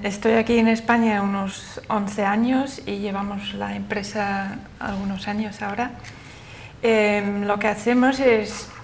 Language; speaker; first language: Spanish; non-native, fluent; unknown